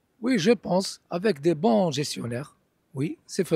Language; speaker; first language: French; non-native, local second language; Arabic